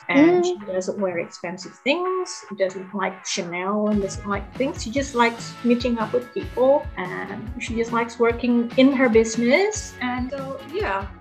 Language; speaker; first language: English; early bilingual, other home language; Indonesian